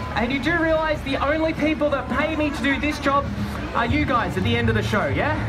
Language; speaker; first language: English; native; English